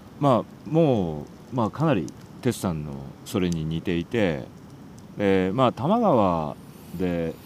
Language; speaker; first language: Japanese; native; Japanese